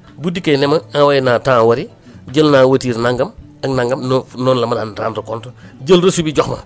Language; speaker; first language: Wolof; native; Wolof